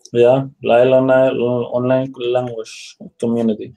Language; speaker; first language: English; non-native, learner; Spanish